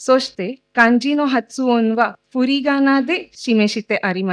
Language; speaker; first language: Japanese; non-native, fluent; Marathi